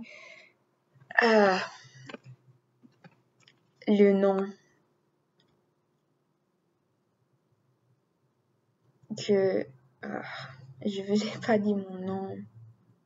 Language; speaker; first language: French; non-native, learner; English